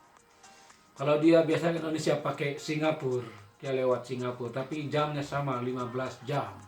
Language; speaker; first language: Indonesian; non-native, local second language; Sasak